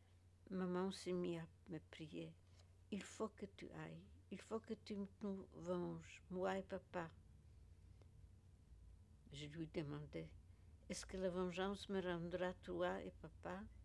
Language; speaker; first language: French; non-native, fluent; Polish